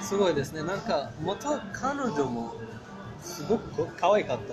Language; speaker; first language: Japanese; non-native, fluent; Persian